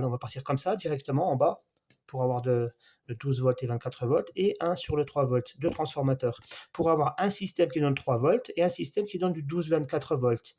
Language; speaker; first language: French; native; French